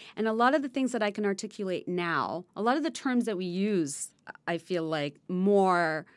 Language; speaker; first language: English; non-native, local second language; Bangla